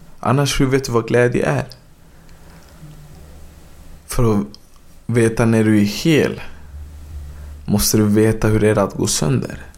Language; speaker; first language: Swedish; early bilingual, other home language; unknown